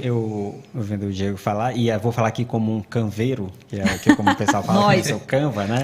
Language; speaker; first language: Portuguese; native; Portuguese